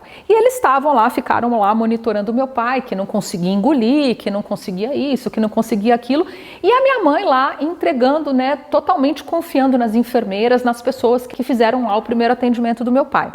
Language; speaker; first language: Portuguese; native; Portuguese